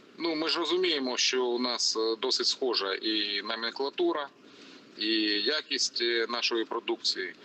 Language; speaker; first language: Ukrainian; non-native, local second language; Russian